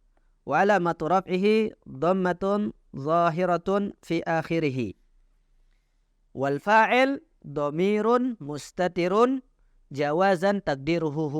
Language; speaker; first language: Arabic; non-native, fluent; Indonesian